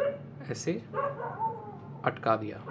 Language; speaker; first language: Hindi; native; Hindi